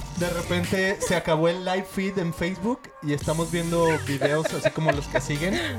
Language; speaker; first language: Spanish; early bilingual, heritage; Spanish